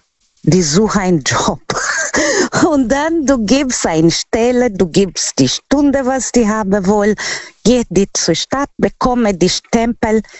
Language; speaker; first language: German; non-native, learner; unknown